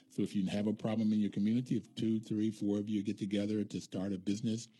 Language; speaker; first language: English; native; English